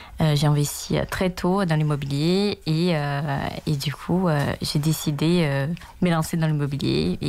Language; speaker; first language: French; non-native, fluent; Portuguese